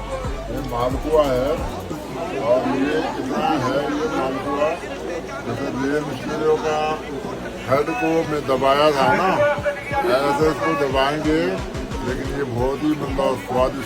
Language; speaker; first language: Hindi; non-native, local second language; Punjabi